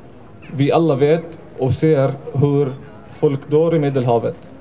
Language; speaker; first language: Swedish; non-native, fluent; Arabic